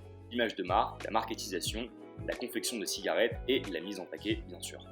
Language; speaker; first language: French; native; French